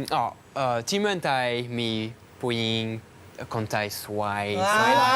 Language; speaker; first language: Thai; non-native, learner; French